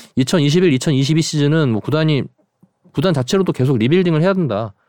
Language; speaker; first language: Korean; native; Korean